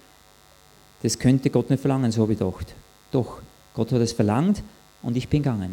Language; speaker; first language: German; native; German